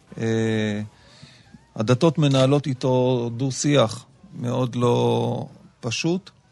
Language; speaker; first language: Hebrew; native; Hebrew